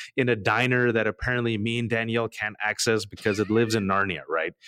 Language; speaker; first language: English; early bilingual, other home language; Urdu